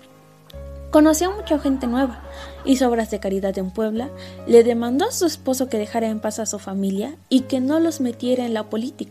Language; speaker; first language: Spanish; native; Spanish